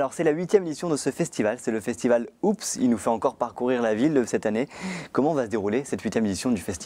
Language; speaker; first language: French; native; French